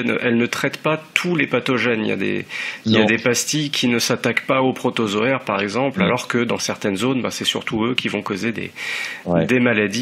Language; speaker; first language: French; native; French